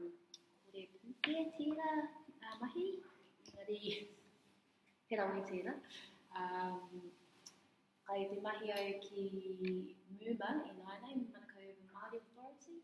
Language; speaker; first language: Māori; non-native, learner; English